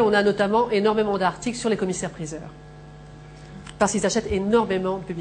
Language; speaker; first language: French; native; French